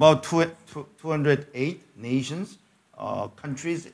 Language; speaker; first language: English; non-native, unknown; Korean